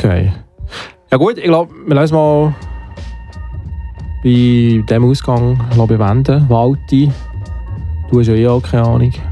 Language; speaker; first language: German; native; German